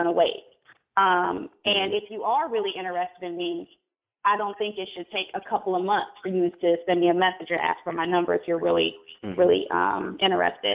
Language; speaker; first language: English; native; English